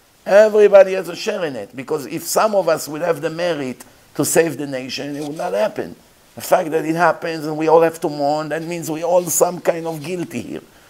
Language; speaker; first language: English; non-native, fluent; Hebrew